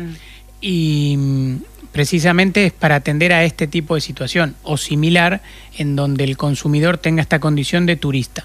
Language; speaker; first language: Spanish; native; Spanish